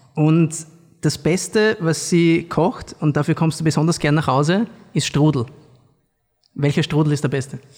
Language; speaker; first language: German; native; German